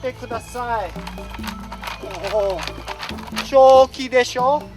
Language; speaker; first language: Japanese; non-native, learner; English